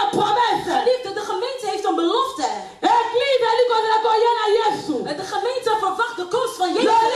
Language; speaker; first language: Dutch; non-native, learner; French